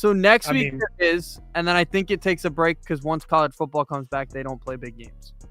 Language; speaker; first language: English; native; English